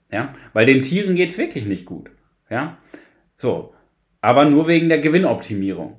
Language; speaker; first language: German; native; German